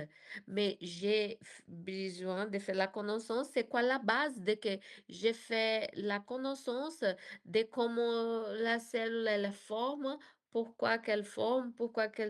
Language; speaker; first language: French; non-native, learner; Portuguese